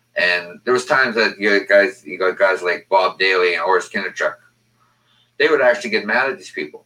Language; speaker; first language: English; native; English